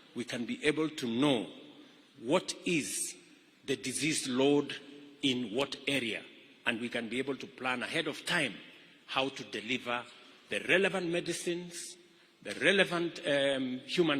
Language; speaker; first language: English; non-native, local second language; Kalenjin